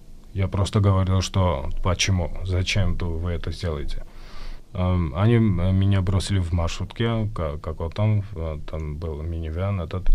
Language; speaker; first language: Russian; non-native, fluent; Georgian